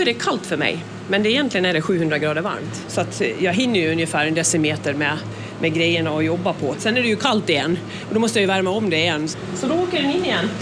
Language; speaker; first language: Swedish; native; Swedish